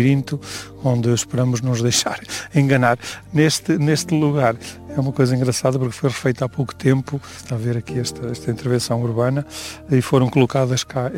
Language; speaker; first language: Portuguese; native; Portuguese